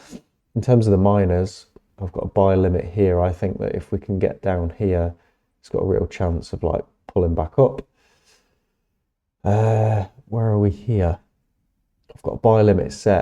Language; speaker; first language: English; native; English